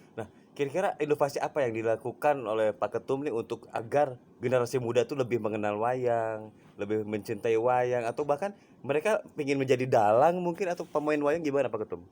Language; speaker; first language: Indonesian; native; Indonesian